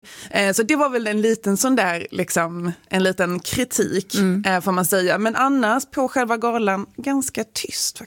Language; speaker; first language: Swedish; native; Swedish